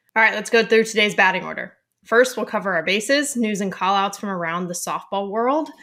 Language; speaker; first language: English; native; English